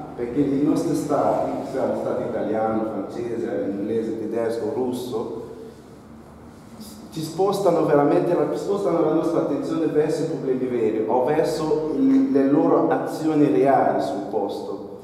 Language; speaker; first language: Italian; non-native, fluent; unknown